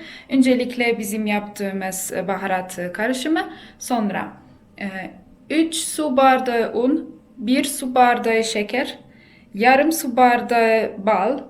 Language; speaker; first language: Turkish; non-native, fluent; Polish